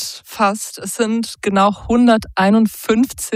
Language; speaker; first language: German; native; German